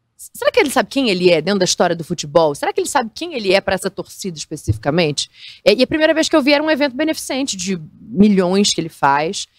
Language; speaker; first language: Portuguese; native; Portuguese